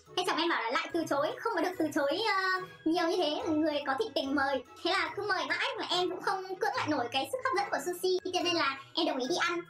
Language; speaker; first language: Vietnamese; native; Vietnamese